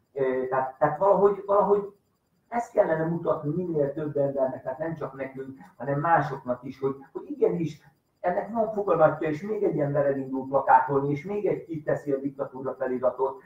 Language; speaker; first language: Hungarian; native; Hungarian